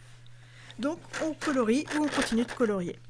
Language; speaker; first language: French; native; French